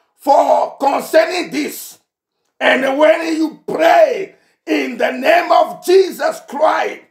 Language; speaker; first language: English; non-native, fluent; Ewe